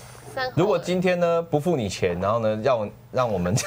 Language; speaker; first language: Chinese; native; Chinese